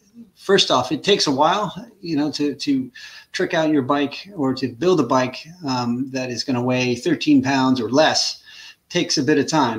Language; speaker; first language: English; native; English